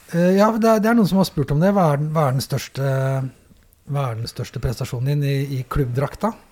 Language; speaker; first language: Norwegian; native; Norwegian